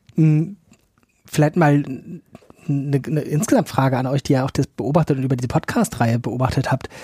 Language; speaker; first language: German; non-native, fluent; Danish